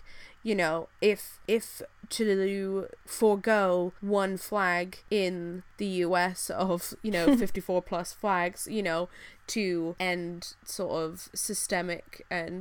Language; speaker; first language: English; native; English